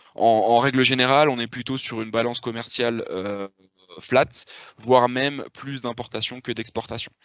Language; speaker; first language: French; native; French